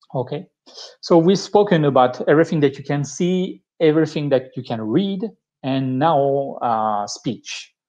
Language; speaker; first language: English; non-native, fluent; French